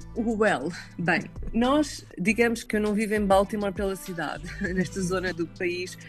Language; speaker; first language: Portuguese; native; Portuguese